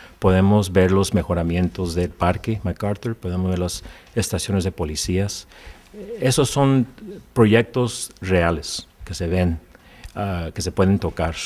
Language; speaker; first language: Spanish; early bilingual, heritage; Spanish